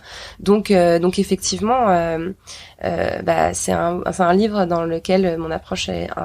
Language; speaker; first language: French; native; French